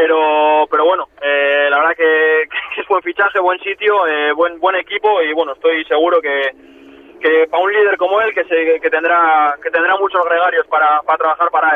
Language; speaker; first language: Spanish; native; Spanish